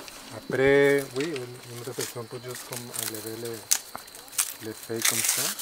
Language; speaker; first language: French; non-native, fluent; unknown